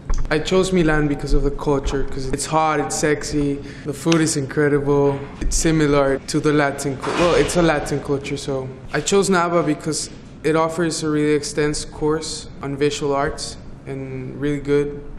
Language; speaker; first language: English; non-native, fluent; Spanish